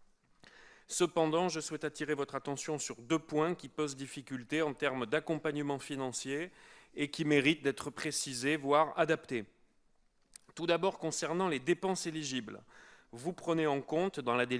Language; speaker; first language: French; native; French